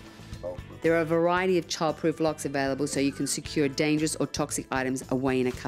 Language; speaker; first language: English; native; English